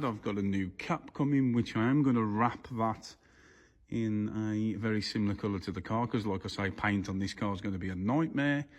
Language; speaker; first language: English; native; English